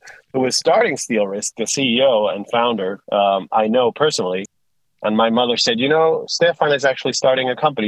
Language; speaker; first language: English; non-native, fluent; Spanish